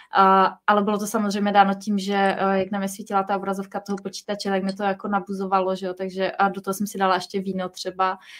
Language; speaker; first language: Czech; native; Czech